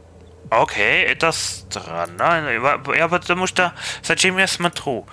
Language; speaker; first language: Russian; early bilingual, heritage; Russian